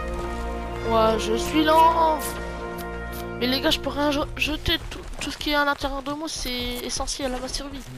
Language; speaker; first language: French; native; French